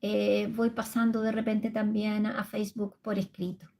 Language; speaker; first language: Spanish; native; Spanish